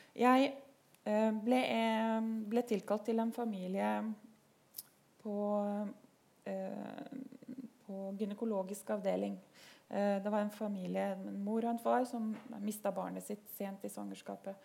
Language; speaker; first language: Norwegian; native; Norwegian